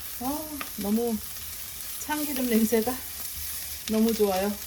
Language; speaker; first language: Korean; native; Korean